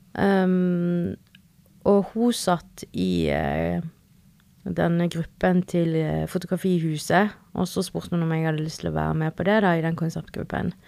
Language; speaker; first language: Norwegian; early bilingual, other home language; Spanish